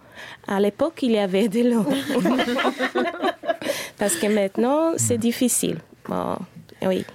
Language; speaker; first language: French; non-native, fluent; Spanish